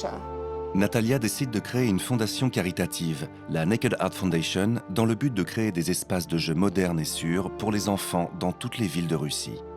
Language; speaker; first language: French; native; French